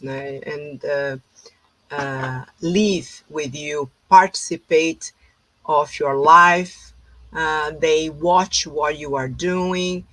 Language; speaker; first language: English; non-native, fluent; Portuguese